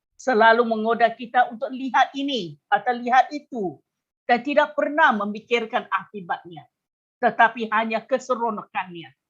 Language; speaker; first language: Malay; non-native, local second language; Chinese